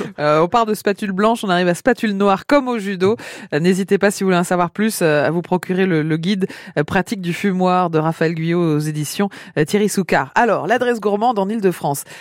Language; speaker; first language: French; native; French